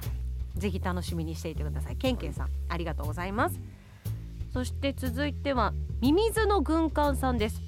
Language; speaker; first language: Japanese; native; Japanese